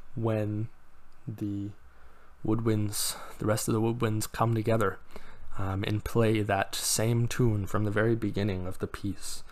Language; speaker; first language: English; native; English